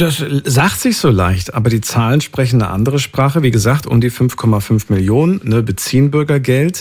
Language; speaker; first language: German; native; German